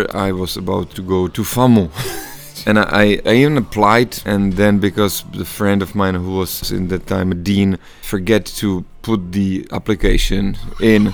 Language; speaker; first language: English; non-native, fluent; Czech